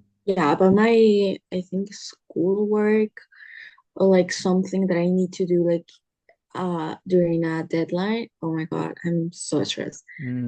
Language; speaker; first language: English; early bilingual, other home language; Spanish